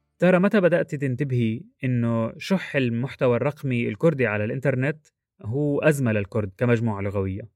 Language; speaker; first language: Arabic; native; Arabic